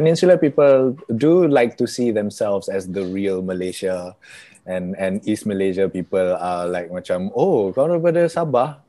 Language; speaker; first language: English; non-native, local second language; Malay